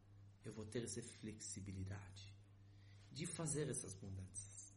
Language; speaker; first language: Portuguese; non-native, fluent; Hebrew